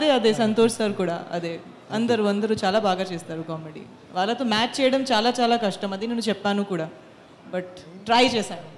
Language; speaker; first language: Telugu; non-native, fluent; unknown